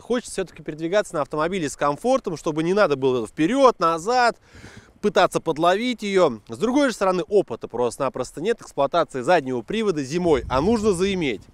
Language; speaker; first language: Russian; native; Russian